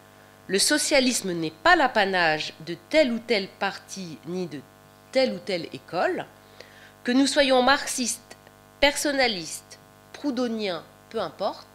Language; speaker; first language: French; native; French